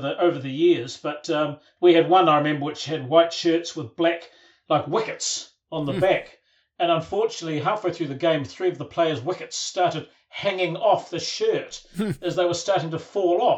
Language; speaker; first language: English; native; English